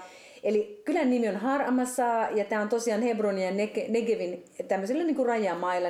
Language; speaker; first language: Finnish; native; Finnish